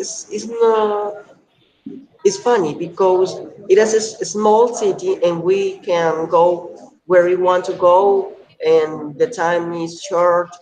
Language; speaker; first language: English; non-native, learner; Spanish